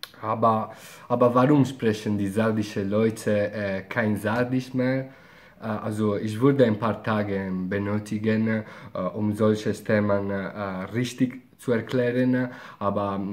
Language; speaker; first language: German; non-native, fluent; Italian